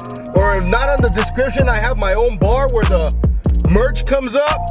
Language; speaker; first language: English; native; English